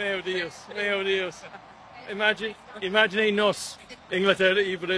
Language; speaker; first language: Portuguese; non-native, learner; English